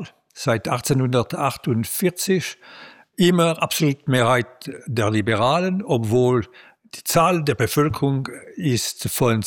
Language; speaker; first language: German; non-native, local second language; French